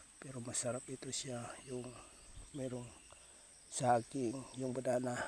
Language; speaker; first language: Filipino; non-native, local second language; Cebuano